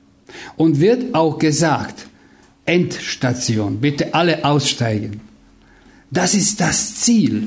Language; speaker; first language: German; non-native, fluent; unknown